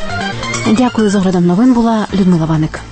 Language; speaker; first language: Ukrainian; native; Ukrainian